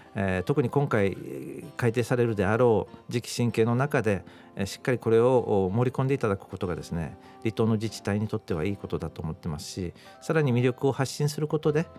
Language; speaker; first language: Japanese; native; Japanese